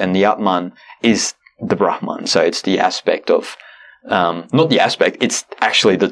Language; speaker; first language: English; native; English